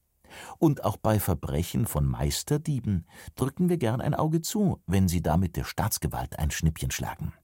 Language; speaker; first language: German; native; German